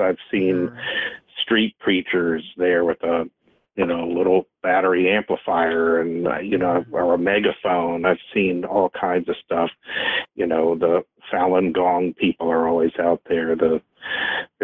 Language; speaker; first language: English; native; English